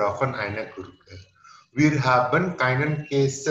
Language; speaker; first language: German; non-native, fluent; Indonesian